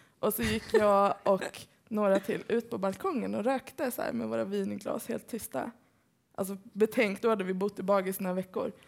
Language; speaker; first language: Swedish; early bilingual, other home language; Persian